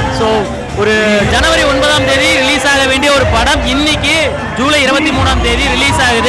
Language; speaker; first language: Tamil; native; Tamil